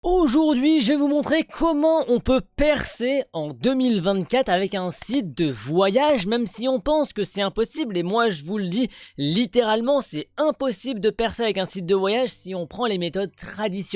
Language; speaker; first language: French; native; French